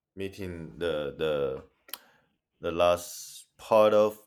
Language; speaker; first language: English; non-native, learner; Chinese